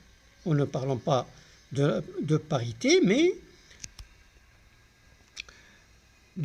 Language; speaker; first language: French; non-native, local second language; Arabic